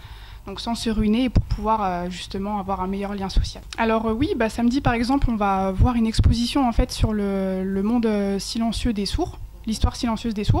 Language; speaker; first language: French; native; French